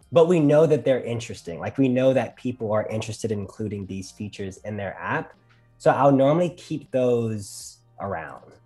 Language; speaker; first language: English; native; English